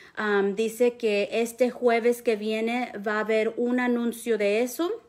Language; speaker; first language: Spanish; early bilingual, heritage; Spanish